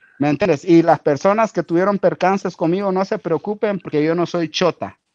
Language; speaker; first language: Spanish; native; Spanish